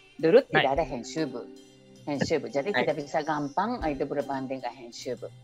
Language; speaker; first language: Indonesian; non-native, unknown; Japanese